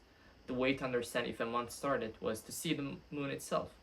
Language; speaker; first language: English; non-native, fluent; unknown